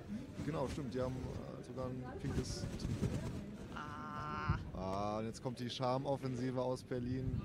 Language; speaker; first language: German; native; German